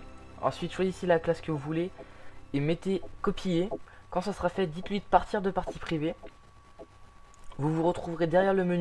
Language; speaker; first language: French; native; French